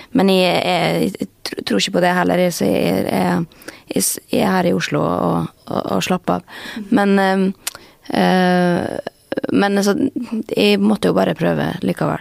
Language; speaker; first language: Norwegian; native; Norwegian